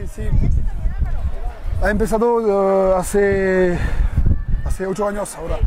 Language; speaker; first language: Spanish; non-native, learner; French